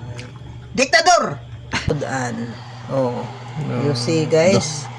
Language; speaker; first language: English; non-native, local second language; Hiligaynon